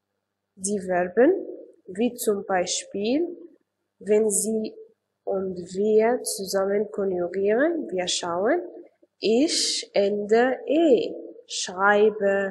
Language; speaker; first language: German; non-native, fluent; Arabic